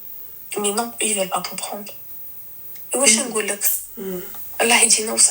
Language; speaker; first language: French; native; French